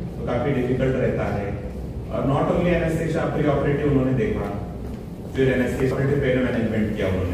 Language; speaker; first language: Hindi; non-native, local second language; Marathi